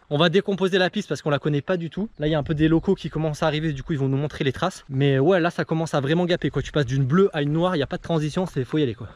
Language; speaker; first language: French; native; French